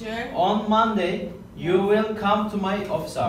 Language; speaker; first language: English; non-native, learner; Turkish